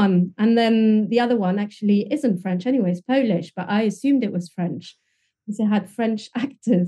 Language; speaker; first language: English; non-native, fluent; French